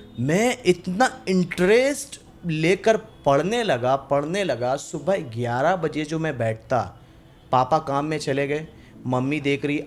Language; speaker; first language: Hindi; non-native, local second language; Bangla